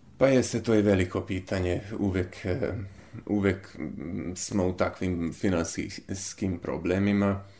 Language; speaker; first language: Serbian; non-native, local second language; Hungarian